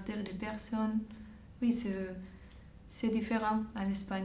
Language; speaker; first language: French; non-native, fluent; Spanish